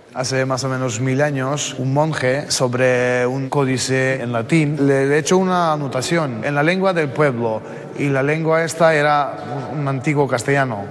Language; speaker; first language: Spanish; non-native, fluent; Ukrainian